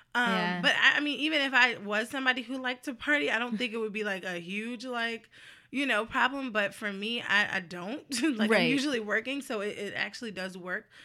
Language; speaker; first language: English; native; English